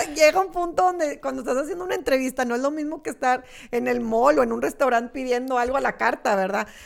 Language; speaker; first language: Spanish; native; Spanish